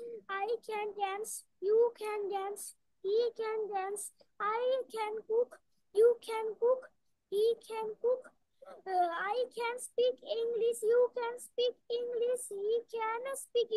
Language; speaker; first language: English; non-native, learner; Bangla